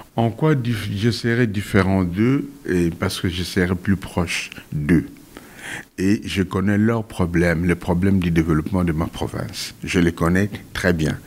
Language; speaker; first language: French; non-native, local second language; Kongo